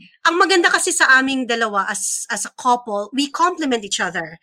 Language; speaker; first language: English; non-native, local second language; Filipino